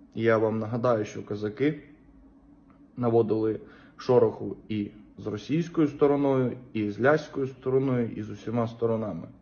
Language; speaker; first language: Ukrainian; non-native, local second language; Russian